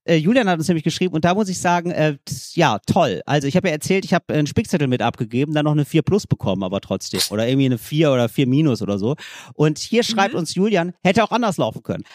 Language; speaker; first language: German; native; German